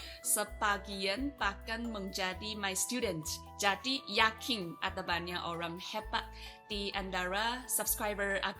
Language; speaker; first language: Indonesian; non-native, fluent; Chinese